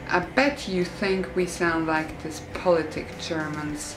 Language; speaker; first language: English; non-native, fluent; Swiss German